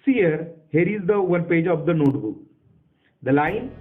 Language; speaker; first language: English; non-native, local second language; Marathi